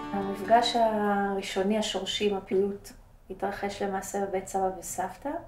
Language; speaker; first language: Hebrew; early bilingual, other home language; Persian